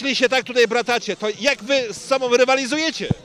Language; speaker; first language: Polish; native; Polish